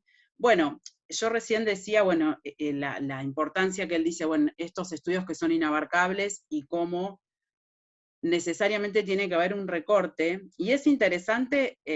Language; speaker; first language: Spanish; native; Spanish